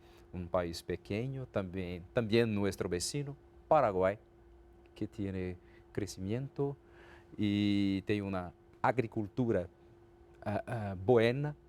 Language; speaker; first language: Spanish; non-native, fluent; Portuguese